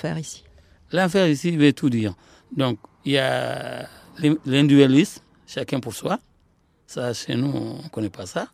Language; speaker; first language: French; non-native, local second language; Soninke